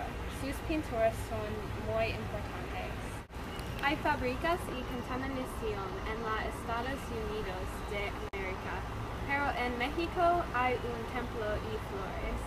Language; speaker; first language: Spanish; non-native, learner; English